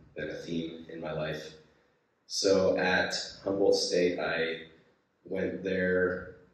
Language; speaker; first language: English; native; English